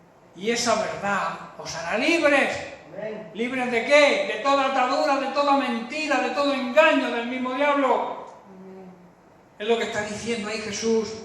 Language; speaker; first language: Spanish; native; Spanish